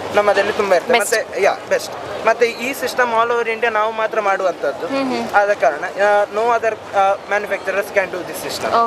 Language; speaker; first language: Kannada; native; Kannada